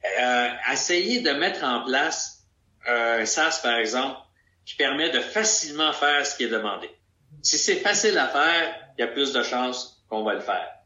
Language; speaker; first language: French; native; French